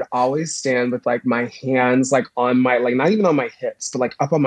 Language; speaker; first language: English; native; English